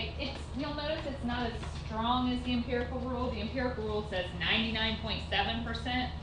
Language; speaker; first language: English; native; English